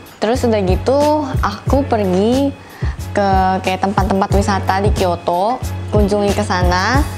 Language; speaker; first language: Indonesian; native; Indonesian